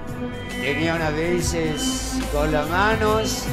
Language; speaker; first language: Spanish; non-native, learner; Italian